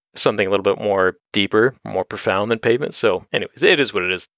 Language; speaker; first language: English; native; English